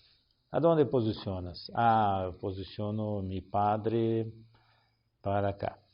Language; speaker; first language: Spanish; non-native, learner; Portuguese